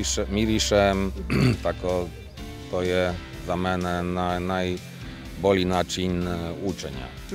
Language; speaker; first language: Serbian; non-native, learner; Polish